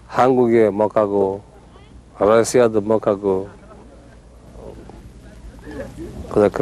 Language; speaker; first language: Korean; early bilingual, heritage; Korean